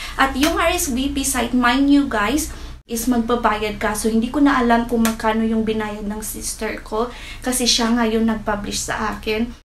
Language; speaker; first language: Filipino; non-native, local second language; Cebuano